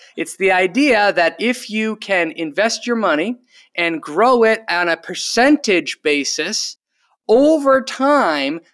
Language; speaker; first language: English; native; English